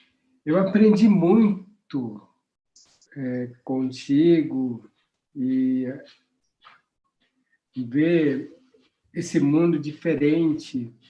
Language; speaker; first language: Portuguese; non-native, local second language; Guarani